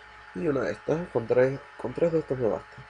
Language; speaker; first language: Spanish; native; Spanish